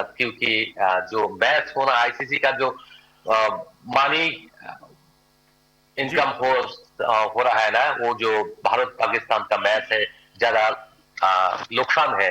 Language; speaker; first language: Hindi; non-native, learner; Bangla